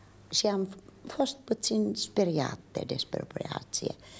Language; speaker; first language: Romanian; non-native, learner; Finnish